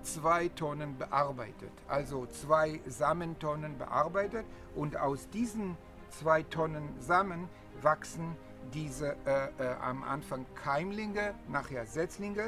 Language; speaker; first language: German; non-native, fluent; Hebrew